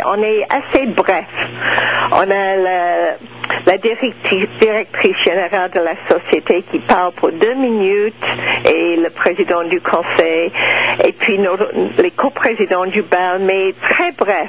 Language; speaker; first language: French; non-native, local second language; English